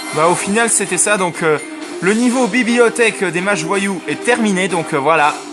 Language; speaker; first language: French; native; French